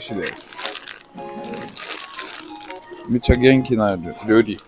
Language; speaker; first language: Japanese; non-native, learner; Russian